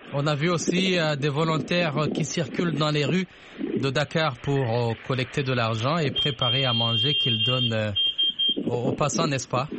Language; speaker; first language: French; non-native, local second language; Rundi